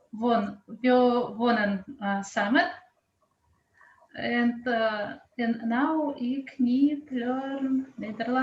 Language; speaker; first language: Dutch; non-native, learner; Russian